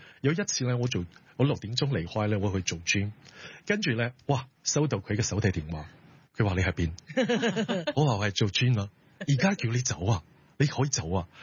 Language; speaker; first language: Cantonese; non-native, fluent; Chinese